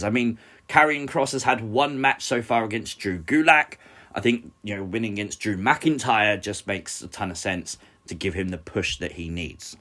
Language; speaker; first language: English; native; English